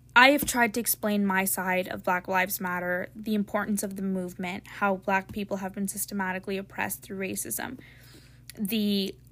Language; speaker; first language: English; native; English